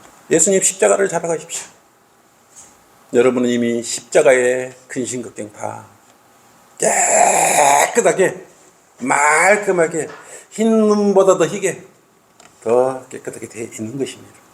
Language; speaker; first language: Korean; native; Korean